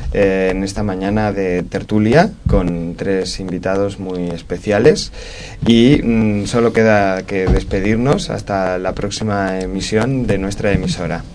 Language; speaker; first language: Spanish; native; Spanish